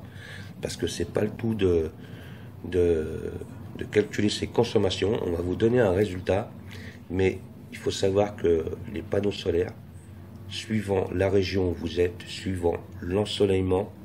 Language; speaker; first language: French; native; French